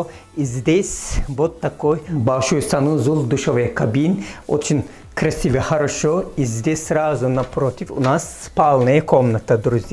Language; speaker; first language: Russian; non-native, fluent; Turkish